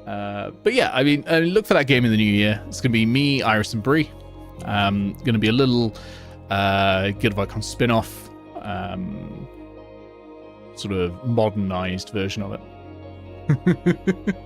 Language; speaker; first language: English; native; English